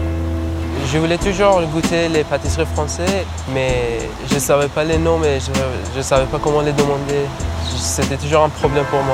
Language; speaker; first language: French; non-native, learner; Persian